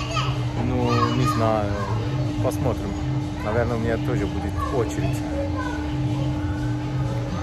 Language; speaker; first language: Russian; non-native, learner; Turkish